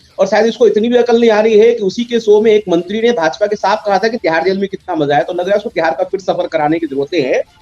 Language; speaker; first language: Hindi; native; Hindi